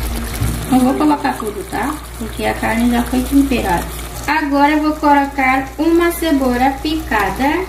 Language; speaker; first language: Portuguese; non-native, fluent; Haitian Creole